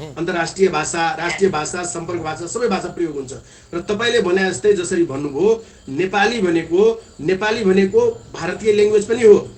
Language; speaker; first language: Nepali; non-native, local second language; Maithili